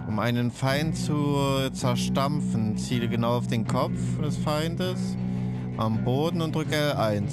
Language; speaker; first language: German; native; German